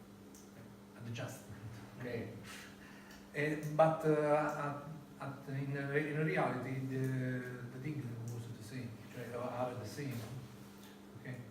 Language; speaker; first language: English; non-native, learner; Italian